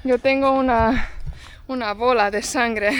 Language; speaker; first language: Spanish; non-native, fluent; Portuguese